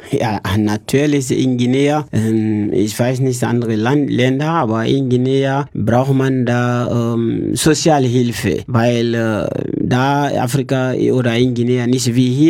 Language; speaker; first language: German; non-native, learner; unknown